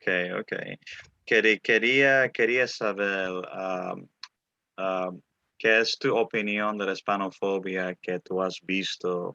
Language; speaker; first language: Spanish; early bilingual, other home language; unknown